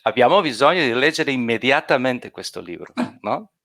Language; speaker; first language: Italian; non-native, fluent; Portuguese